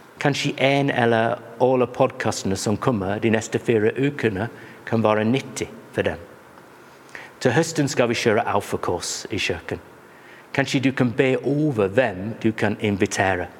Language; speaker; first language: Norwegian; non-native, fluent; English